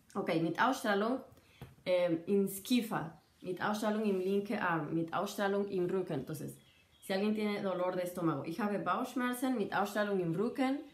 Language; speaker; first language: German; non-native, fluent; Spanish